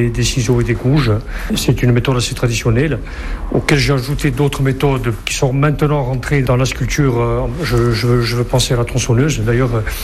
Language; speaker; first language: French; native; French